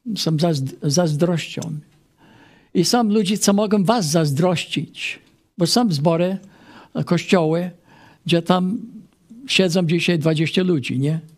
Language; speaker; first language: Polish; non-native, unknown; English